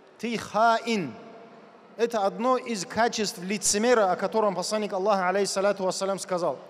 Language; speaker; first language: Russian; non-native, local second language; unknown